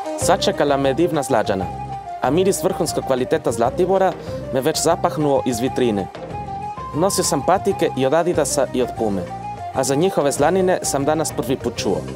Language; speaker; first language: Croatian; non-native, fluent; Spanish